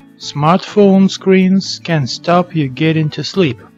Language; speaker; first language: English; non-native, fluent; Russian